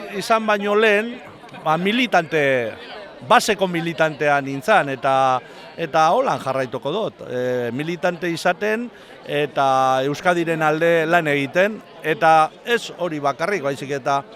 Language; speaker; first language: Basque; non-native, local second language; Spanish